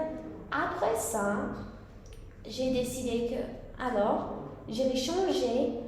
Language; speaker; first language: French; non-native, learner; English